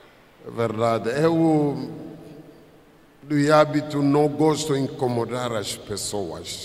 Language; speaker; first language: Portuguese; non-native, fluent; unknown